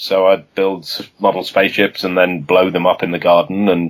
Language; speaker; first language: English; native; English